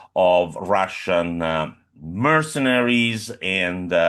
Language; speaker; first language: English; non-native, fluent; Italian